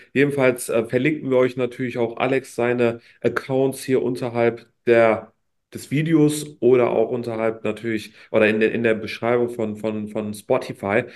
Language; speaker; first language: German; native; German